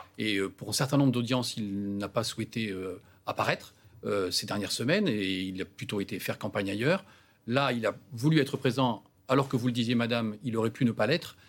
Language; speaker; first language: French; native; French